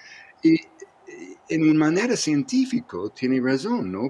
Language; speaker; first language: Spanish; non-native, fluent; English